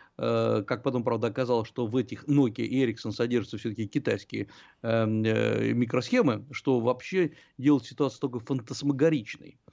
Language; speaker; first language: Russian; native; Russian